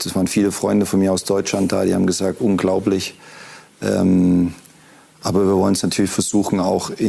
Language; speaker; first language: German; native; German